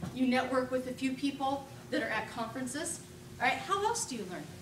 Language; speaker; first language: English; native; English